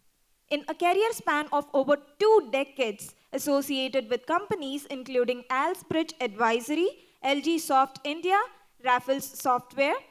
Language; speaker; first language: English; non-native, local second language; Tamil